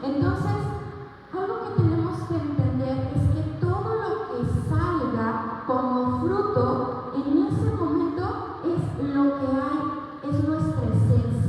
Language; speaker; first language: Spanish; native; Spanish